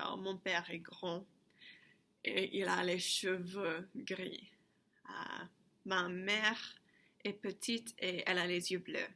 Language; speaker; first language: French; non-native, fluent; English